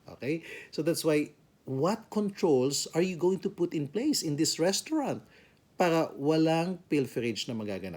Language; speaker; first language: English; non-native, local second language; Filipino